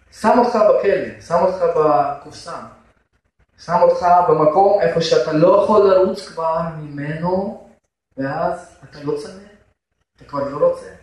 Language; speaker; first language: Hebrew; non-native, fluent; Russian